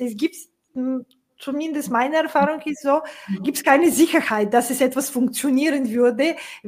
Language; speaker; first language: German; non-native, fluent; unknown